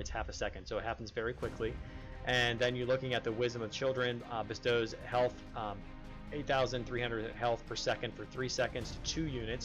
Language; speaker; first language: English; native; English